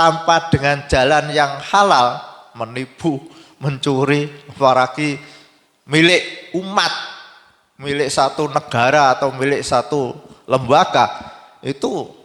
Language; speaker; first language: Indonesian; native; Indonesian